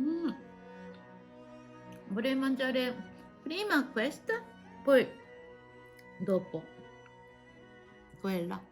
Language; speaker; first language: Italian; non-native, fluent; Japanese